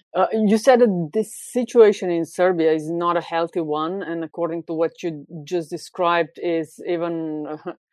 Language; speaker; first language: English; non-native, fluent; Slovenian